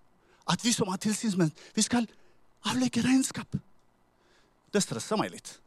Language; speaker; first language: Norwegian; non-native, fluent; Tigrinya